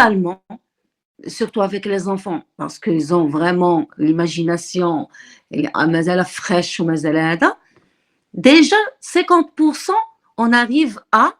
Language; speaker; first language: French; non-native, local second language; Arabic